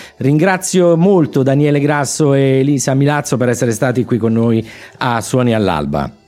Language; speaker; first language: Italian; native; Italian